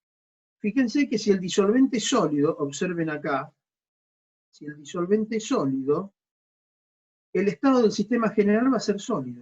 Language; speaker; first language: Spanish; native; Spanish